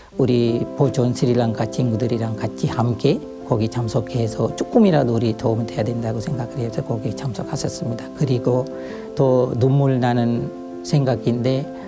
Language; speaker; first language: Korean; non-native, fluent; Sinhala